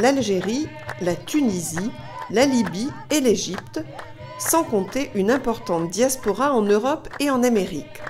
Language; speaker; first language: French; native; French